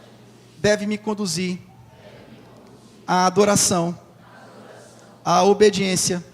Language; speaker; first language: Portuguese; native; Portuguese